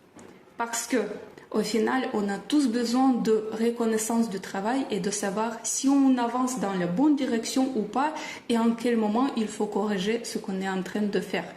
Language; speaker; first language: French; non-native, fluent; Russian